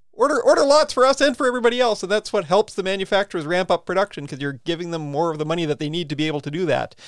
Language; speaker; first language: English; native; English